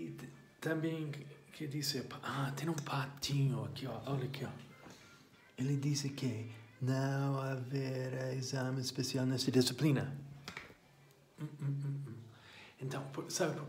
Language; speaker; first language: Portuguese; non-native, fluent; English